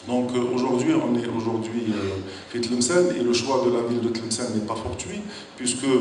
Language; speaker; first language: French; non-native, local second language; Arabic